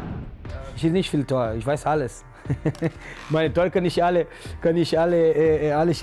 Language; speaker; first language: German; non-native, learner; Portuguese